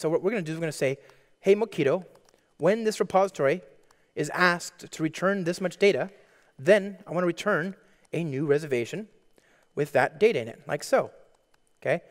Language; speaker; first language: English; native; English